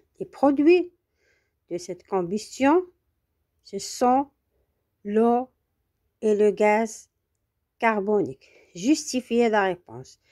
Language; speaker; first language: French; non-native, local second language; Arabic